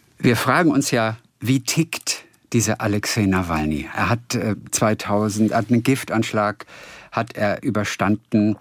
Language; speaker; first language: German; native; German